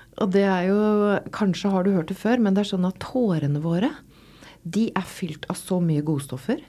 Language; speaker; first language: Norwegian; native; Norwegian